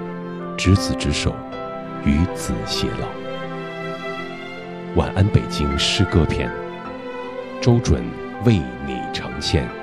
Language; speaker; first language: Chinese; native; Chinese